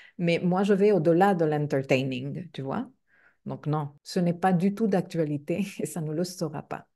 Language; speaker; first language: French; non-native, fluent; Spanish